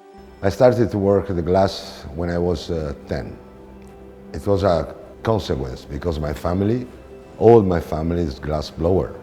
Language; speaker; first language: English; non-native, fluent; Italian